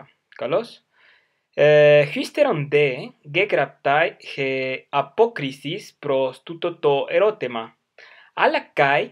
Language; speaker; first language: Greek; non-native, fluent; Spanish